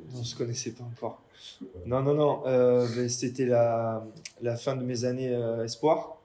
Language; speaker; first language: French; native; French